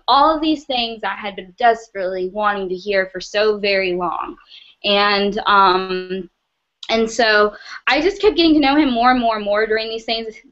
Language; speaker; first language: English; native; English